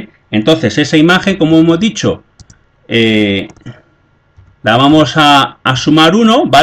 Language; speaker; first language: Spanish; native; Spanish